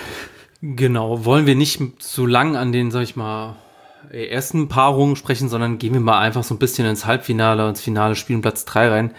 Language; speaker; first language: German; native; German